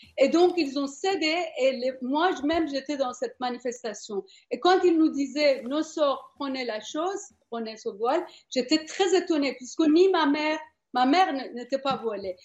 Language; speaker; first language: French; non-native, fluent; Persian